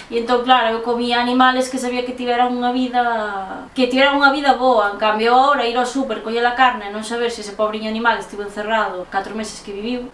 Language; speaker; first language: Galician; native; Galician